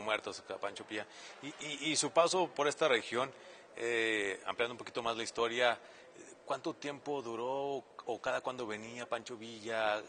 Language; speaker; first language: Spanish; native; Spanish